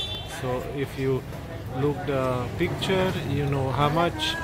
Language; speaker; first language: English; non-native, learner; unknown